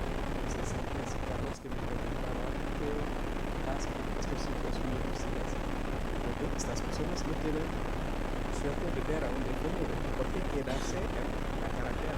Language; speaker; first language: Spanish; non-native, fluent; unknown